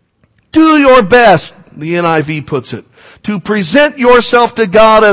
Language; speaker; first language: English; native; English